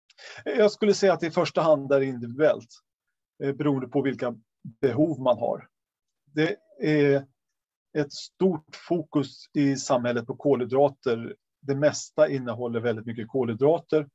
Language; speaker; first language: Swedish; native; Swedish